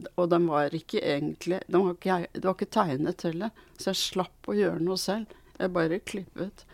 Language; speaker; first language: Norwegian; early bilingual, other home language; Swedish